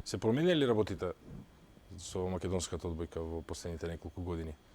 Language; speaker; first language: Macedonian; native; Macedonian